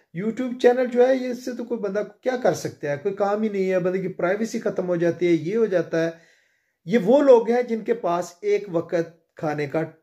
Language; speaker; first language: Urdu; non-native, local second language; Punjabi